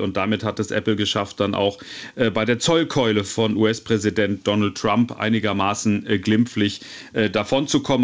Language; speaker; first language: German; native; German